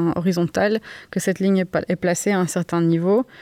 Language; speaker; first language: French; native; French